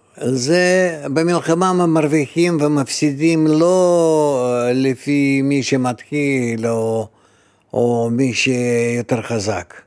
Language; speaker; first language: Hebrew; non-native, fluent; Russian